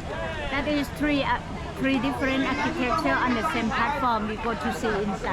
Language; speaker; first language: English; non-native, fluent; Thai